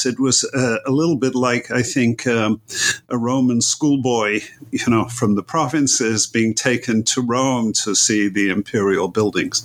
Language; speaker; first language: English; native; English